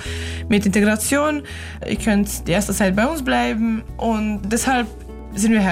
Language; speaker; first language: German; non-native, fluent; Ukrainian